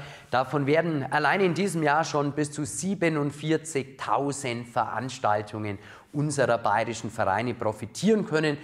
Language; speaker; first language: German; native; German